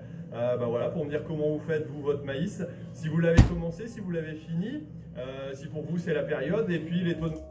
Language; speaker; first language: French; native; French